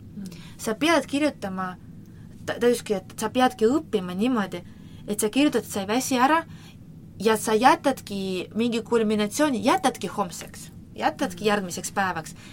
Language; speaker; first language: Estonian; non-native, local second language; Russian